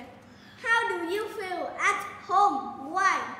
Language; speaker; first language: English; non-native, learner; Vietnamese